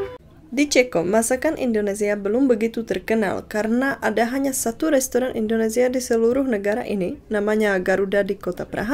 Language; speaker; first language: Indonesian; non-native, fluent; Czech